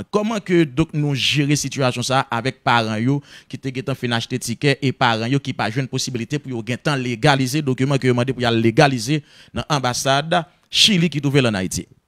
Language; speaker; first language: French; non-native, local second language; Haitian Creole